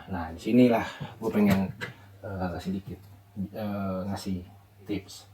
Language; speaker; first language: Indonesian; native; Indonesian